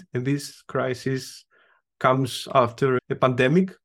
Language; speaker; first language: English; non-native, fluent; Greek